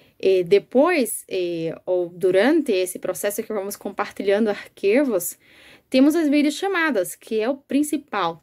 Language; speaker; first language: Portuguese; native; Portuguese